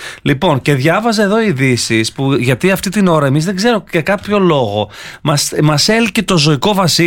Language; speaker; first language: Greek; native; Greek